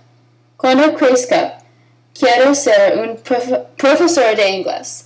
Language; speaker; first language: Spanish; non-native, learner; English